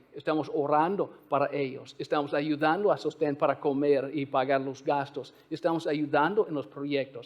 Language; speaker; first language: Spanish; non-native, fluent; English